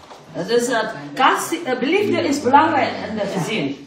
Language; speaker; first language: Dutch; non-native, fluent; Indonesian